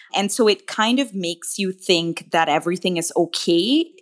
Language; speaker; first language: English; non-native, local second language; Tamil